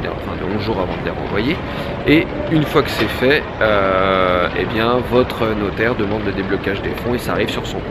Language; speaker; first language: French; native; French